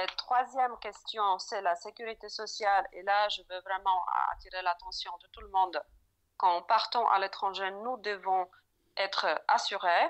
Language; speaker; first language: French; non-native, fluent; Polish